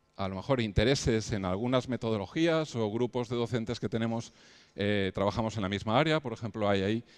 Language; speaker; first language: Spanish; native; Spanish